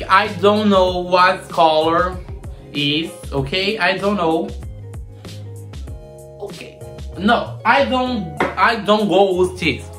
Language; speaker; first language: English; non-native, learner; Portuguese